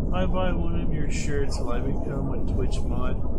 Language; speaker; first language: English; native; English